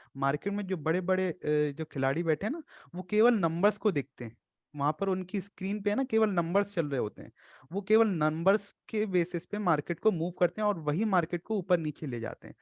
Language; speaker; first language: Hindi; native; Hindi